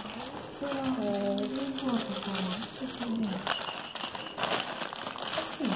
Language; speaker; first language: Spanish; non-native, learner; Russian